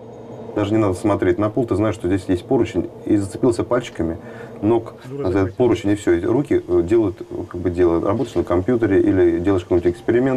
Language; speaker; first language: Russian; native; Russian